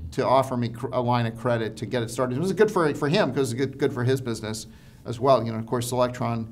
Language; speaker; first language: English; native; English